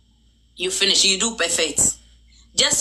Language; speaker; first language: English; non-native, learner; Arabic